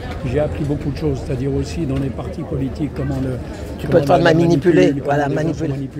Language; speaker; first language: French; native; French